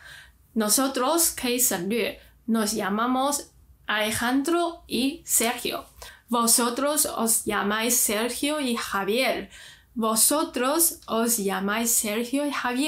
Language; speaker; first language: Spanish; non-native, fluent; Chinese